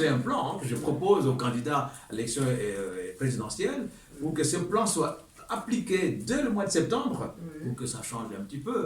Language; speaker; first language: French; native; French